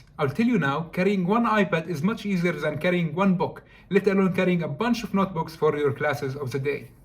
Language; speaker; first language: English; non-native, fluent; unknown